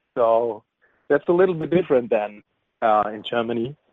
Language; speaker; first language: English; non-native, fluent; German